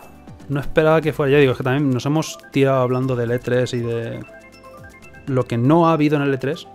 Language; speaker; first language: Spanish; native; Spanish